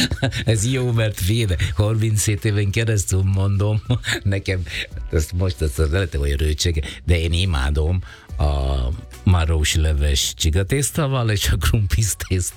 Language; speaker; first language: Hungarian; non-native, fluent; Italian